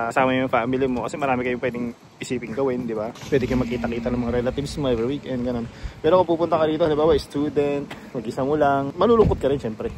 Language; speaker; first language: Filipino; native; Filipino